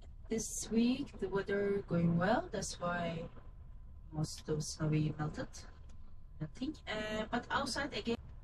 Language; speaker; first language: English; non-native, fluent; Turkish